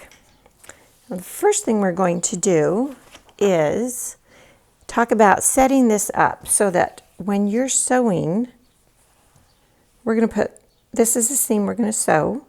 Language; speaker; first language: English; native; English